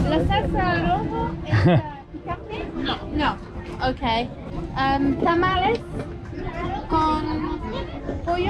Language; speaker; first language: Spanish; non-native, learner; English